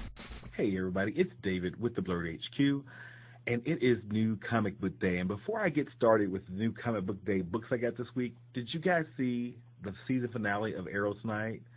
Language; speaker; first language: English; native; English